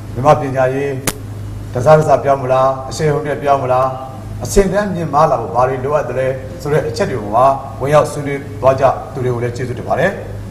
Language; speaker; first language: Burmese; native; Burmese